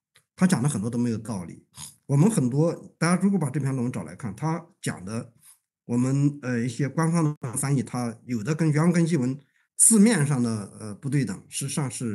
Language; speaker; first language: Chinese; native; Chinese